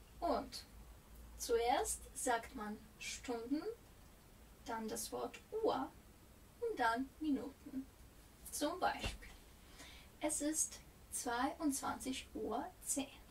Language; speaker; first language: German; non-native, fluent; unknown